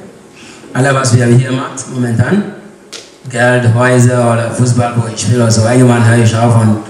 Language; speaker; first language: German; non-native, learner; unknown